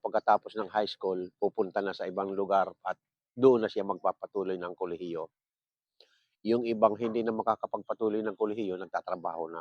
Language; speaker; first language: Filipino; native; Filipino